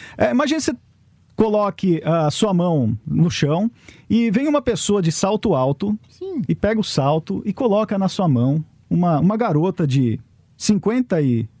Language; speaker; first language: Portuguese; native; Portuguese